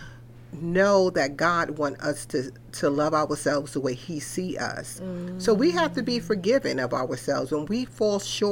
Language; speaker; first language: English; native; English